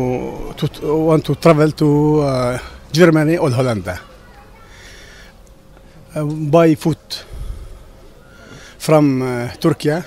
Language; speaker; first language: English; non-native, learner; Arabic